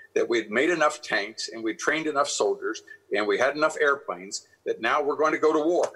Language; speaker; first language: English; native; English